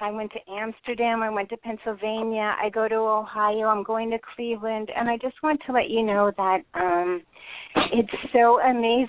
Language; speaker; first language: English; native; English